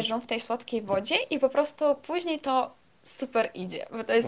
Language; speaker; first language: Polish; non-native, fluent; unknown